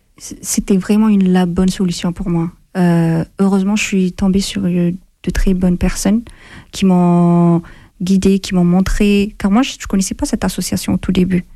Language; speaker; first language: French; non-native, fluent; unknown